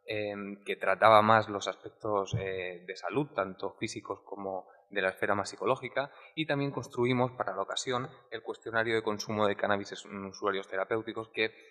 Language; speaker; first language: Spanish; native; Spanish